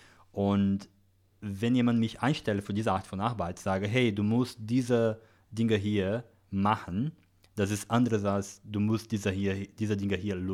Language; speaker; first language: German; non-native, learner; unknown